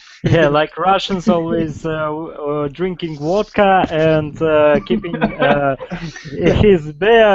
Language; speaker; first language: English; non-native, fluent; Russian